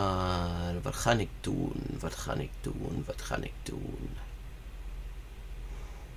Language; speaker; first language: Dutch; non-native, learner; English